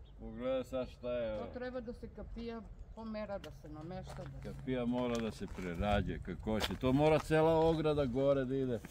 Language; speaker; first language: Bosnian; non-native, local second language; Bulgarian